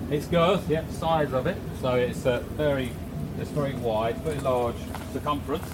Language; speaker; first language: English; native; English